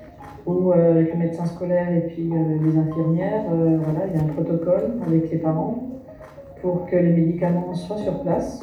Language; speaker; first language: French; native; French